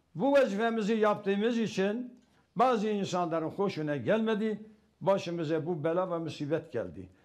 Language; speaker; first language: Turkish; non-native, local second language; Kurdish